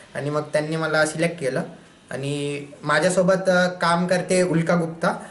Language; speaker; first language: Marathi; non-native, local second language; Hindi